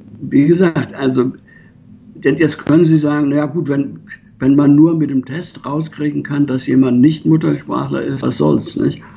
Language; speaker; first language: German; native; German